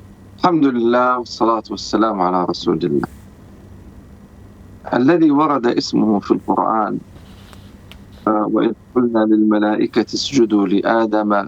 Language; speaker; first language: Arabic; native; Arabic